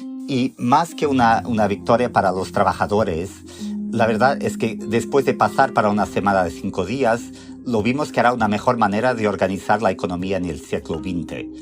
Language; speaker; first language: Spanish; non-native, fluent; Portuguese